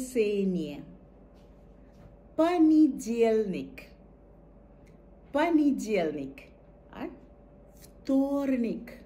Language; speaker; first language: Russian; non-native, fluent; Bangla